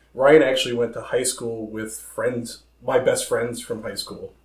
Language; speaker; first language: English; native; English